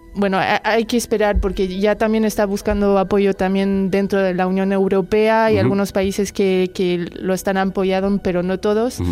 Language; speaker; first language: Spanish; non-native, fluent; French